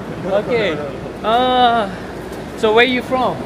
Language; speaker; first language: English; non-native, learner; Thai